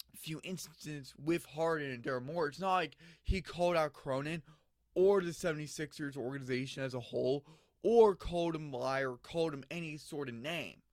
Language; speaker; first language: English; native; English